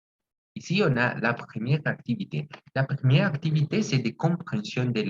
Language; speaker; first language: French; non-native, fluent; Spanish